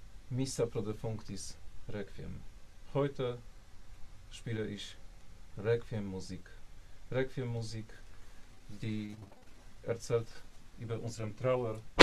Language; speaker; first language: German; non-native, fluent; Polish